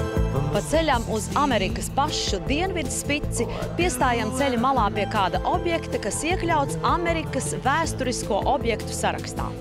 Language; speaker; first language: Latvian; native; Latvian